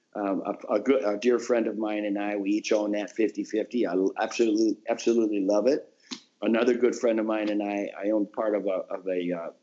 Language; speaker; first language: English; native; English